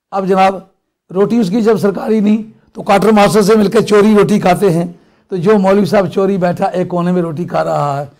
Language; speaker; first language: Urdu; non-native, local second language; Punjabi